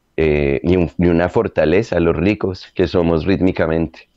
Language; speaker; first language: Spanish; native; Spanish